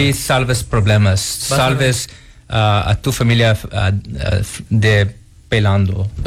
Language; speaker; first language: Spanish; non-native, learner; Portuguese